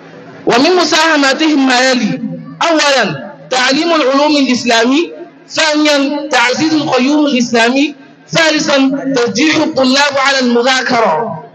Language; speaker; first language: Arabic; non-native, learner; Hausa